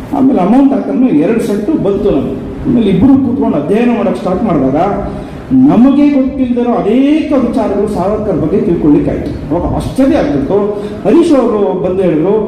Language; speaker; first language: Kannada; native; Kannada